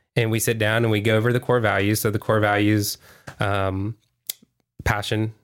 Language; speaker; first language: English; native; English